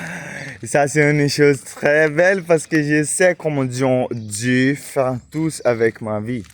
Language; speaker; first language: French; non-native, learner; Portuguese